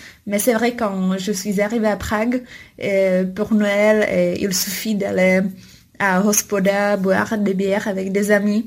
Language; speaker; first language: French; non-native, fluent; Czech